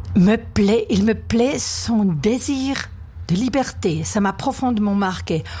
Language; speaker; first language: French; non-native, fluent; German